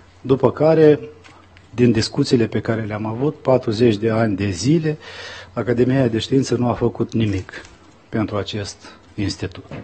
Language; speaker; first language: Romanian; native; Romanian